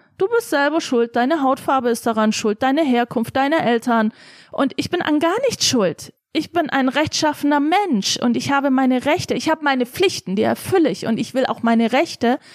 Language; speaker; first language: German; early bilingual, other home language; Turkish